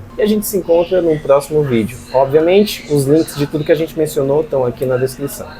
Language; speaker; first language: Portuguese; native; Portuguese